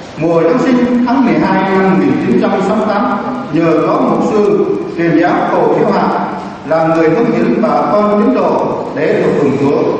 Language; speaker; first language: Vietnamese; non-native, local second language; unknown